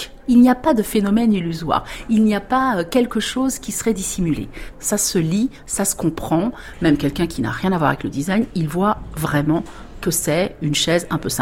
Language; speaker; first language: French; native; French